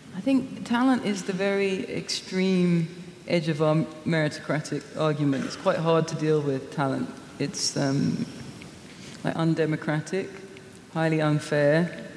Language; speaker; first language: English; native; English